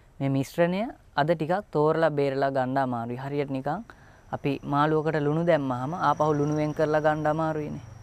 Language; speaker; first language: Sinhala; native; Sinhala